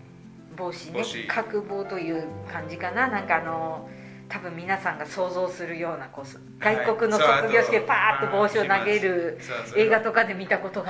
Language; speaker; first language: Japanese; native; Japanese